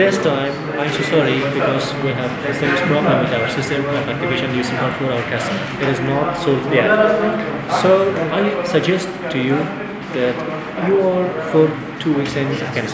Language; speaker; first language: English; non-native, learner; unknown